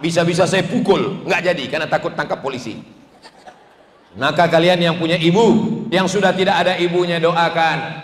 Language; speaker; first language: Indonesian; native; Indonesian